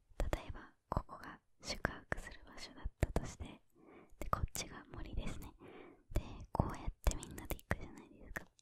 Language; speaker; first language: Japanese; early bilingual, heritage; Japanese